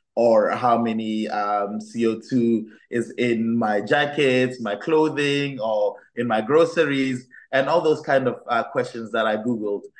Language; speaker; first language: English; non-native, local second language; Tswana